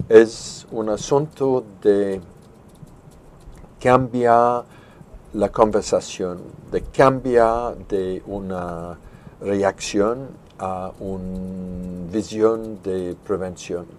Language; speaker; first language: Spanish; non-native, fluent; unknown